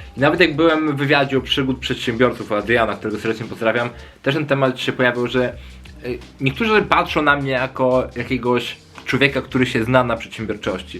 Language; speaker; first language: Polish; native; Polish